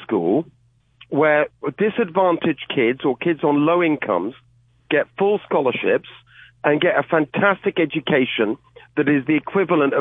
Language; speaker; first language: English; native; English